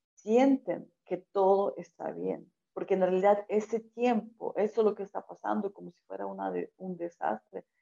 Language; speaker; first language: Spanish; non-native, fluent; Ukrainian